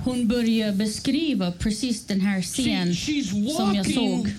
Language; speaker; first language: Swedish; non-native, fluent; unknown